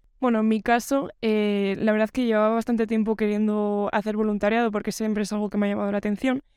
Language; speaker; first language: Spanish; native; Spanish